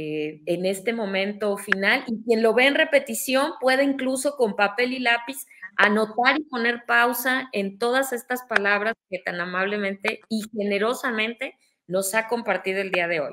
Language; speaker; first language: Spanish; native; Spanish